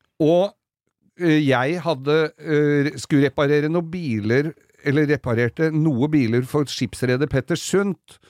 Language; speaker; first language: Norwegian; native; Norwegian